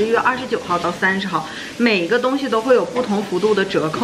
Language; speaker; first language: Chinese; native; Chinese